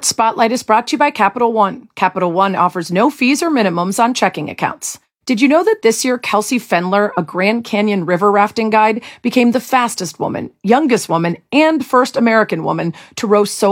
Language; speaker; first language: English; native; English